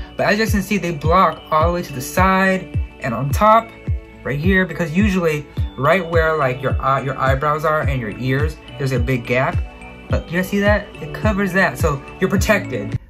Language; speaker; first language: English; native; English